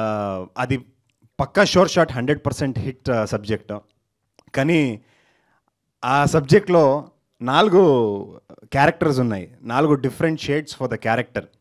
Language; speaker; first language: Telugu; non-native, learner; Kannada